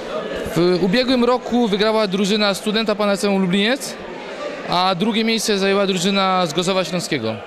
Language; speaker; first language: Polish; native; Polish